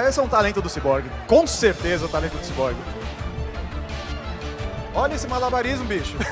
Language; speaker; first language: Portuguese; native; Portuguese